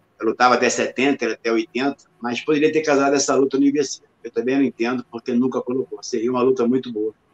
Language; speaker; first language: Portuguese; native; Portuguese